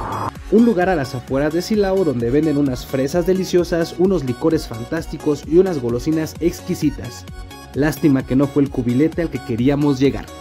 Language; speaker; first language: Spanish; native; Spanish